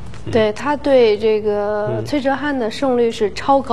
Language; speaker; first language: Chinese; native; Chinese